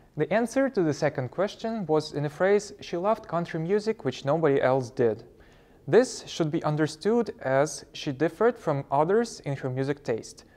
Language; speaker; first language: English; non-native, fluent; Ukrainian